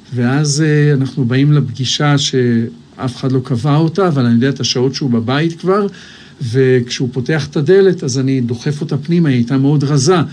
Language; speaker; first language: Hebrew; native; Hebrew